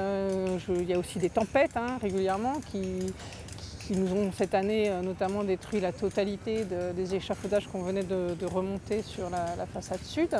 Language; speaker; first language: French; native; French